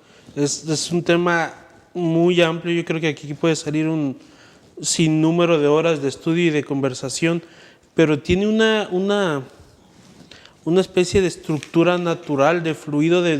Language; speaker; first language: Spanish; native; Spanish